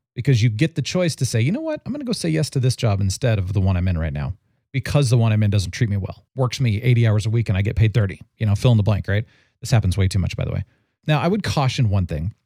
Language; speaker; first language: English; native; English